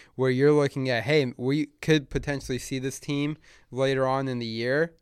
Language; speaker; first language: English; native; English